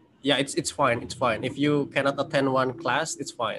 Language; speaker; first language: English; non-native, fluent; Indonesian